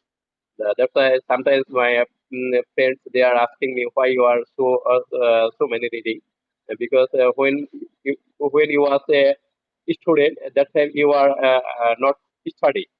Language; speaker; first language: English; non-native, learner; Bangla